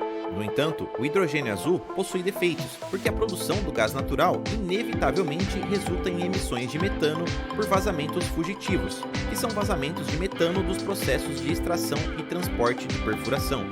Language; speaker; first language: Portuguese; native; Portuguese